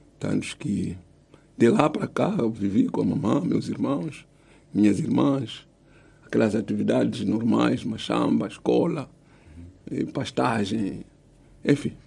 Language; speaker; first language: Portuguese; non-native, local second language; Tsonga